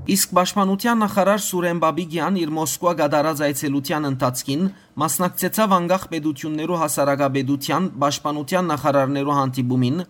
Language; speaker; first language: Armenian; early bilingual, heritage; Armenian